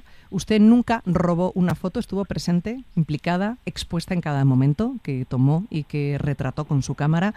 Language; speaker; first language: Spanish; native; Spanish